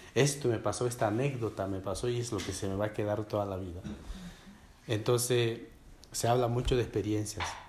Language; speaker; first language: Spanish; non-native, local second language; Quechua